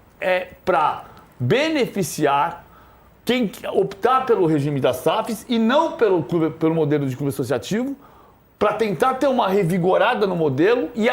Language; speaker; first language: Portuguese; native; Portuguese